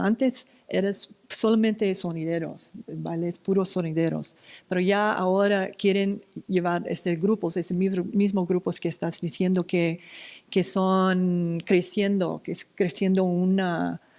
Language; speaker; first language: Spanish; non-native, fluent; English